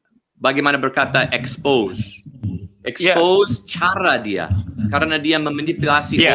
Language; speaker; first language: Indonesian; non-native, learner; English